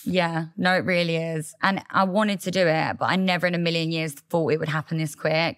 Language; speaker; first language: English; native; English